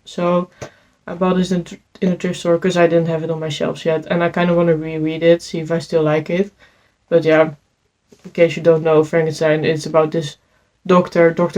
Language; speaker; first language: English; non-native, fluent; Dutch